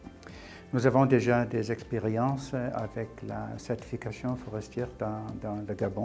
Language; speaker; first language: French; non-native, fluent; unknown